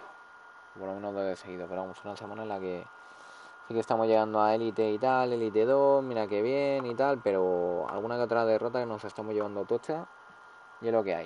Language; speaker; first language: Spanish; native; Spanish